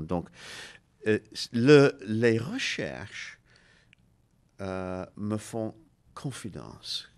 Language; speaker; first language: French; non-native, learner; English